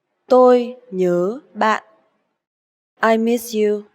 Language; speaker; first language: Vietnamese; native; Vietnamese